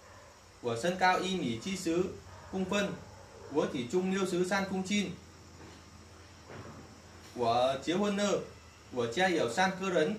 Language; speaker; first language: Chinese; non-native, learner; Vietnamese